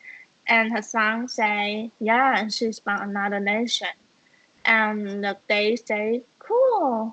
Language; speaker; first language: English; non-native, learner; Chinese